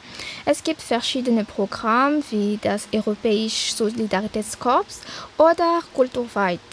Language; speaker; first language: German; non-native, fluent; Malagasy